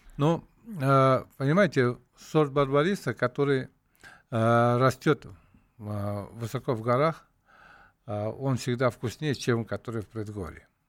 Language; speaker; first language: Russian; non-native, local second language; Uzbek